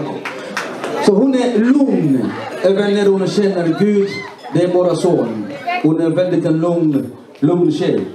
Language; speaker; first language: Swedish; non-native, fluent; Swahili